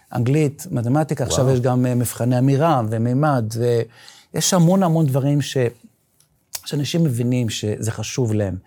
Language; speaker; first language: Hebrew; non-native, local second language; Yiddish